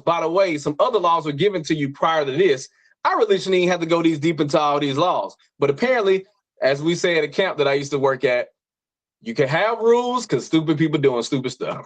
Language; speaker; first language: English; native; English